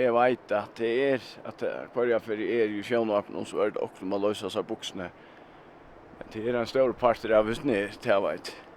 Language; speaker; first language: Swedish; non-native, learner; Faroese